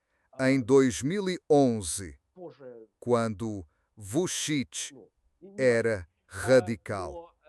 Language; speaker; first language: Portuguese; non-native, fluent; Serbian